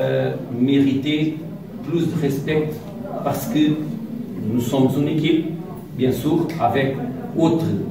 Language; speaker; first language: French; non-native, learner; Portuguese